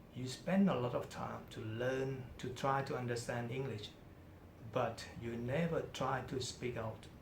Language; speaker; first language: English; non-native, fluent; Thai